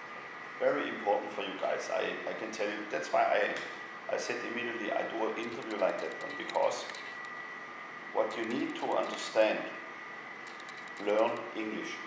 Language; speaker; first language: English; non-native, fluent; German